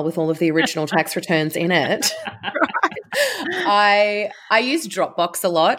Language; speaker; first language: English; native; English